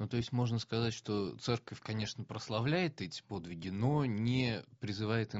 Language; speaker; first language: Russian; native; Russian